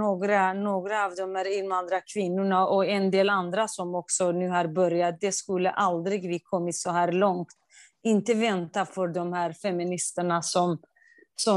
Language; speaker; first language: Swedish; non-native, fluent; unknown